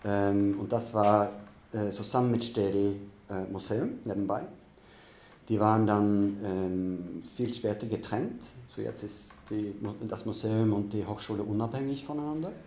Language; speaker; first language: German; non-native, fluent; Norwegian